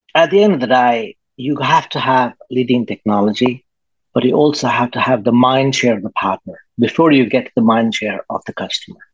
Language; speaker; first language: English; native; English